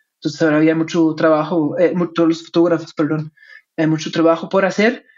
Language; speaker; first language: Spanish; non-native, fluent; German